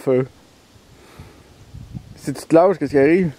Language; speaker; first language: French; native; French